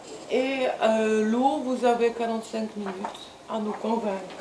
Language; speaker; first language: French; native; French